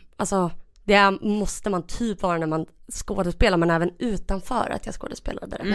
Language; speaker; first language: Swedish; native; Swedish